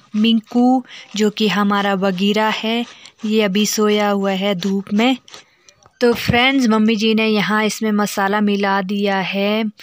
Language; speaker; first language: Hindi; non-native, local second language; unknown